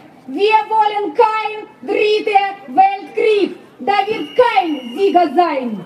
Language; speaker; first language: German; non-native, fluent; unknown